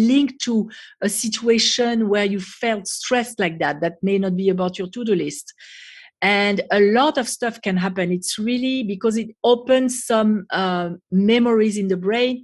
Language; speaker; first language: English; non-native, fluent; French